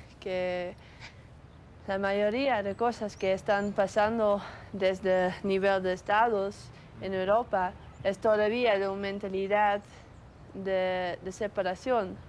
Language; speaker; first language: Spanish; non-native, learner; Dutch